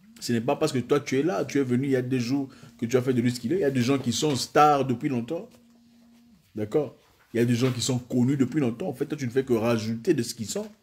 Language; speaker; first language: French; non-native, local second language; Swahili